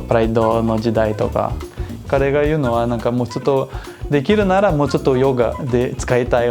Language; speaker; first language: Japanese; non-native, learner; Portuguese